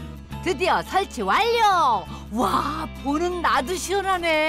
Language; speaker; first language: Korean; native; Korean